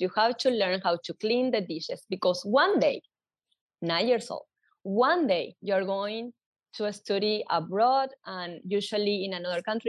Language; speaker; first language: English; non-native, fluent; Spanish